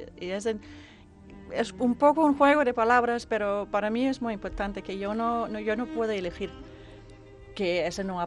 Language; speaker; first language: Spanish; non-native, fluent; Danish